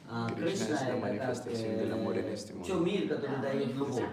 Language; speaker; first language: Russian; non-native, learner; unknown